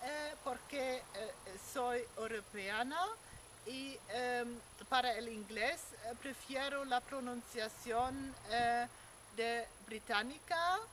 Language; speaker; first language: Spanish; non-native, learner; German